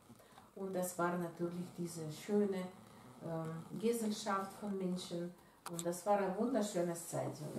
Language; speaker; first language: German; non-native, learner; Russian